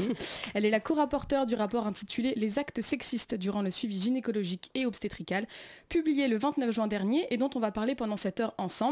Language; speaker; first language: French; native; French